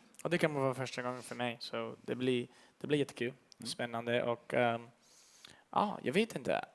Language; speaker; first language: Swedish; early bilingual, heritage; English